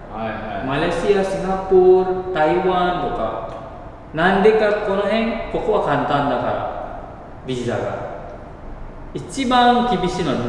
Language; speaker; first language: Japanese; non-native, learner; Indonesian